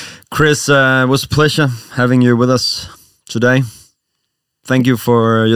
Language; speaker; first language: English; non-native, fluent; Danish